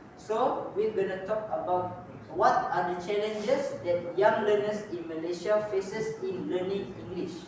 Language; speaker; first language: English; non-native, local second language; Malay